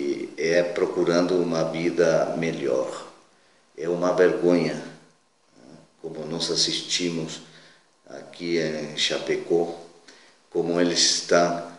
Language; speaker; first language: Portuguese; non-native, fluent; Spanish